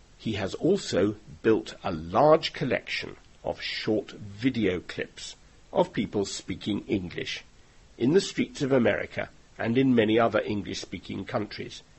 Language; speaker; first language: English; native; English